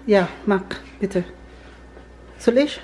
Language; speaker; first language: German; non-native, learner; Filipino